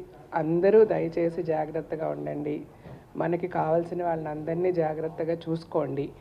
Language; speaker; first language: Telugu; native; Telugu